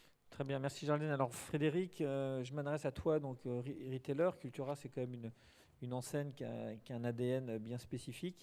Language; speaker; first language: French; native; French